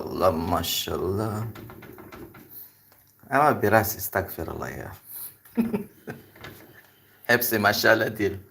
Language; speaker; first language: Turkish; non-native, learner; Filipino